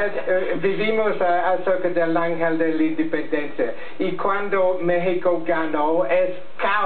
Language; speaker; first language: Spanish; non-native, learner; English